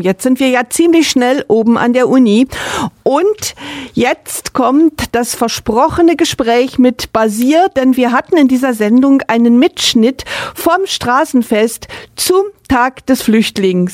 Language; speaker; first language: German; native; German